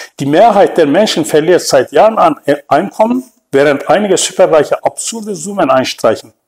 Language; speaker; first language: German; non-native, fluent; Turkish